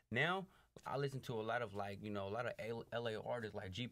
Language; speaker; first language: English; native; English